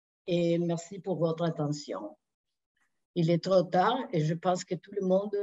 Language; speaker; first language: French; non-native, fluent; Spanish